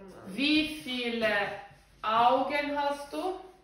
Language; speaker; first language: German; non-native, fluent; Russian